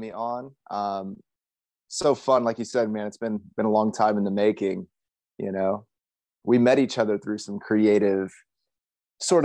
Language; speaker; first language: English; native; English